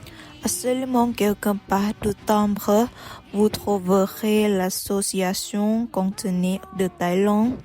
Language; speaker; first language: French; non-native, learner; Thai